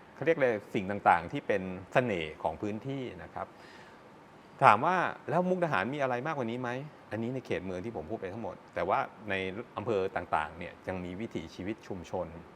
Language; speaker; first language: Thai; native; Thai